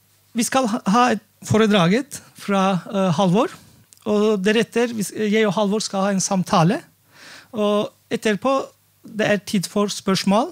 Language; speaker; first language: Norwegian; non-native, fluent; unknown